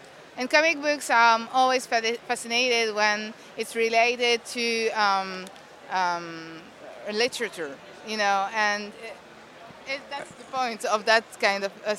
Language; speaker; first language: English; non-native, fluent; French